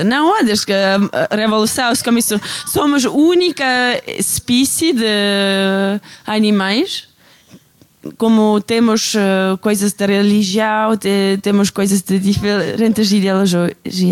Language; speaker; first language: Portuguese; non-native, learner; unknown